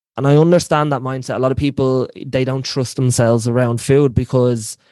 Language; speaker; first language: English; native; English